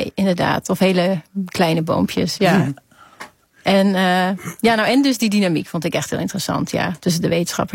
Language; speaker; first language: Dutch; native; Dutch